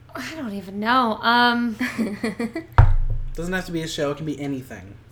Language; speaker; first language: English; native; English